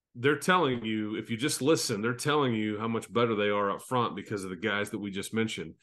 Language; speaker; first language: English; native; English